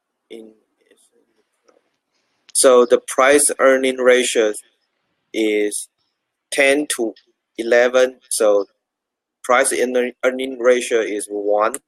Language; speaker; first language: English; non-native, learner; Chinese